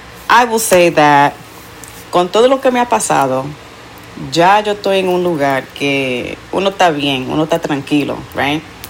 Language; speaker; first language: Spanish; early bilingual, heritage; Spanish